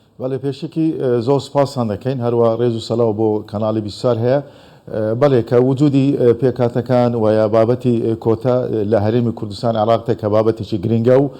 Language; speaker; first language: Central Kurdish; non-native, local second language; Azerbaijani